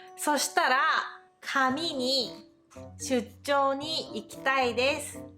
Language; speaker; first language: Japanese; native; Japanese